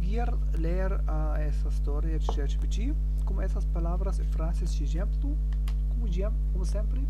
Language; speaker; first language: Portuguese; non-native, learner; German